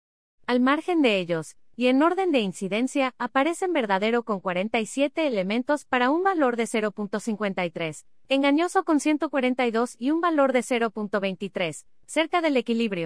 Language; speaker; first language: Spanish; native; Spanish